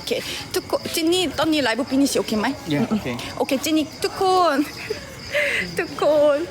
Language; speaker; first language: Thai; non-native, learner; Korean